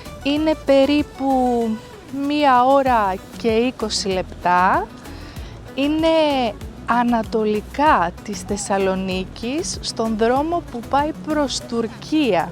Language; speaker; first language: Greek; native; Greek